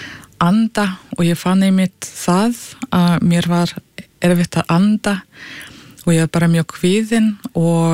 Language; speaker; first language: Icelandic; non-native, fluent; Russian